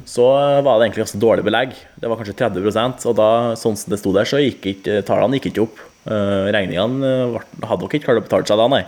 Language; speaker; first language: Norwegian; native; Norwegian